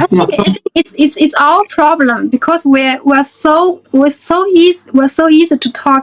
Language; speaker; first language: English; non-native, fluent; Chinese